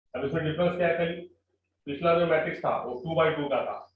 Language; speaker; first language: Hindi; non-native, local second language; Marathi